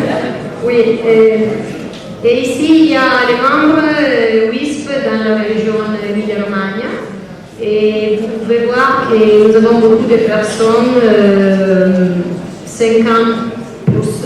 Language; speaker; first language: French; non-native, learner; Italian